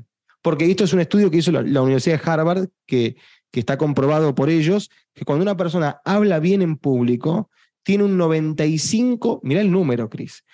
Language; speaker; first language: Spanish; native; Spanish